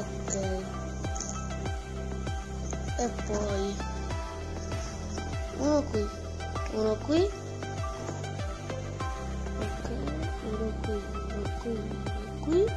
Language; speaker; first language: Italian; early bilingual, other home language; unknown